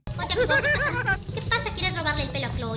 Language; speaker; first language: Spanish; native; Spanish